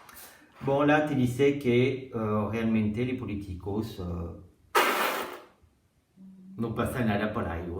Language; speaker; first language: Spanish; non-native, learner; French